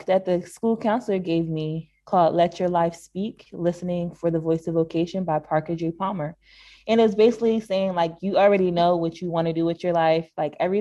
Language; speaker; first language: English; native; English